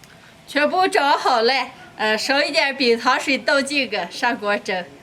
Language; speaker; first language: Chinese; native; Chinese